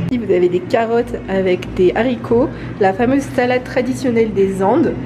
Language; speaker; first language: French; native; French